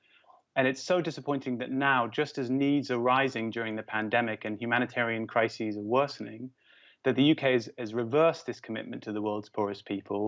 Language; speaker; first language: English; native; English